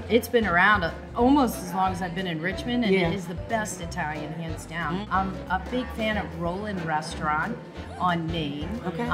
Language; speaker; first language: English; native; English